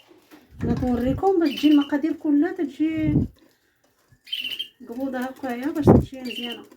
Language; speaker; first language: Arabic; native; Arabic